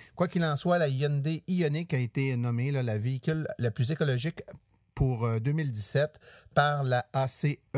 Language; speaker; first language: French; native; French